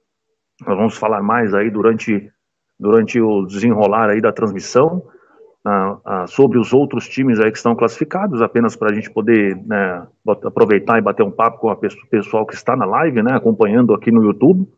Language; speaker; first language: Portuguese; native; Portuguese